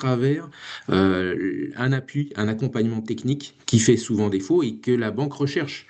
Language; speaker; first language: French; native; French